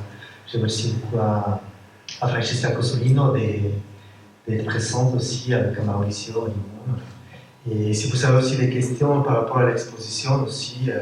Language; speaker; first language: French; non-native, fluent; Spanish